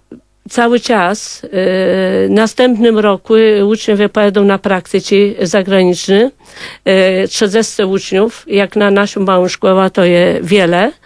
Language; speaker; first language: Polish; non-native, local second language; Kashubian